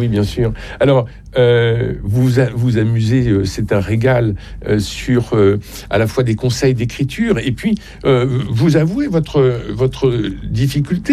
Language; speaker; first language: French; native; French